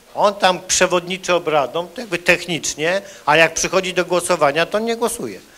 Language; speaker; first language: Polish; native; Polish